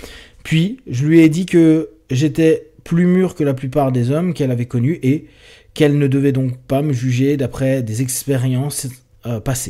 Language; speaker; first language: French; native; French